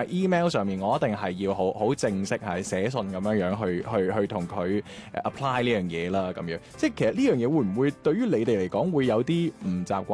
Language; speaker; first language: Cantonese; native; Cantonese